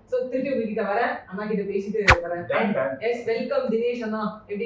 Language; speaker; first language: Tamil; native; Tamil